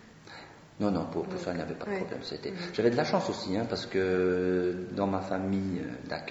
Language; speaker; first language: French; non-native, fluent; Swedish